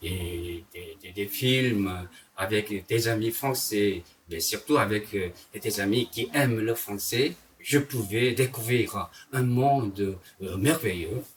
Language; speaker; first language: French; non-native, fluent; Korean